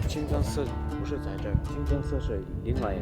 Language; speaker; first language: Chinese; non-native, fluent; Turkmen